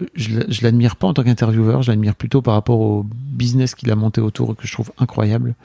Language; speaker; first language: French; native; French